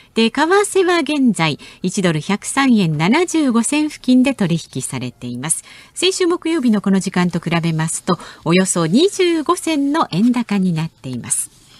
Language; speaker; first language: Japanese; native; Japanese